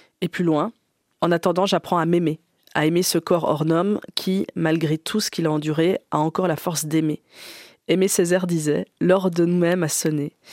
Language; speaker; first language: French; native; French